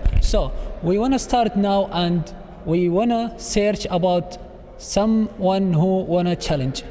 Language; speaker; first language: English; non-native, learner; Arabic